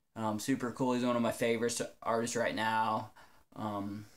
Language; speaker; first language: English; native; English